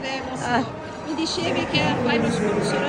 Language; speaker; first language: Italian; non-native, fluent; Portuguese